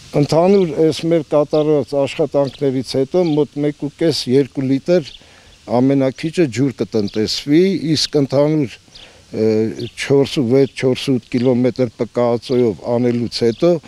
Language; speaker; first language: Armenian; native; Armenian